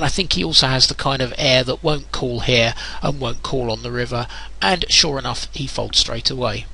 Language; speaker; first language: English; native; English